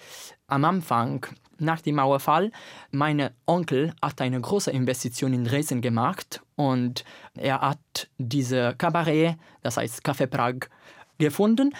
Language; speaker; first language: German; non-native, fluent; Italian